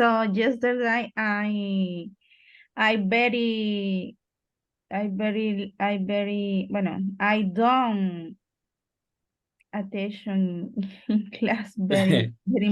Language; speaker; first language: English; non-native, learner; Spanish